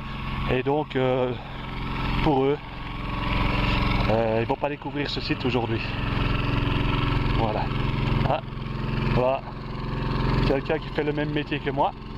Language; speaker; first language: French; native; French